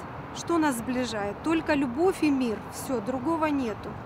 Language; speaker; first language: Russian; native; Russian